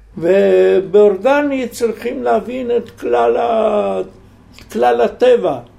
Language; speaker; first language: Hebrew; non-native, fluent; Italian